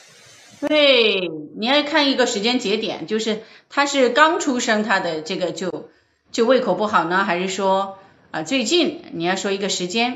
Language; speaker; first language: Chinese; native; Chinese